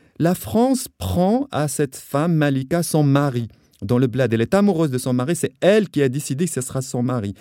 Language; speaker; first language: French; non-native, local second language; Arabic